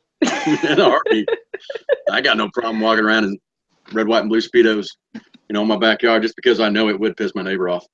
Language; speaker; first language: English; native; English